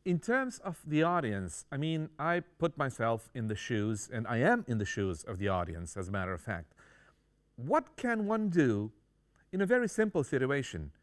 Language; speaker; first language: English; non-native, fluent; Romanian